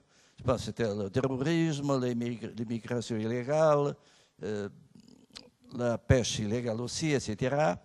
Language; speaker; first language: French; non-native, fluent; Portuguese